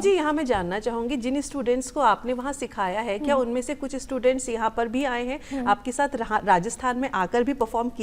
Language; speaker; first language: Hindi; native; Hindi